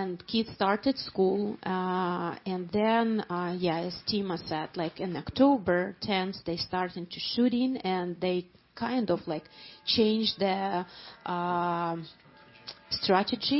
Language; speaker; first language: English; non-native, fluent; Ukrainian